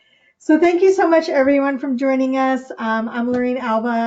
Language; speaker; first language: English; native; English